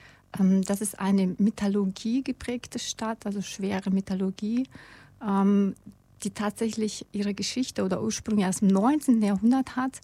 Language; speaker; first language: German; non-native, fluent; Russian